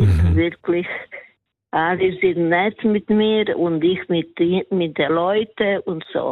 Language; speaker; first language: German; non-native, learner; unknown